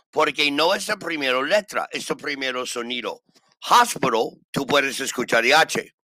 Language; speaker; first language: Spanish; non-native, learner; English